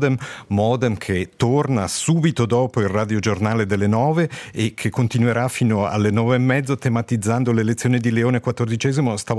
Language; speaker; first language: Italian; native; Italian